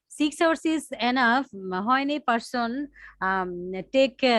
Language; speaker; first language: English; non-native, learner; Bangla